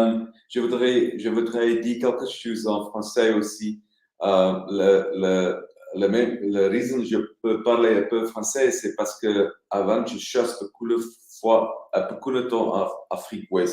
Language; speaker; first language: French; non-native, learner; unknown